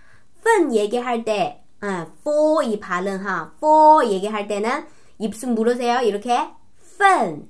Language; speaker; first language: Korean; non-native, fluent; Chinese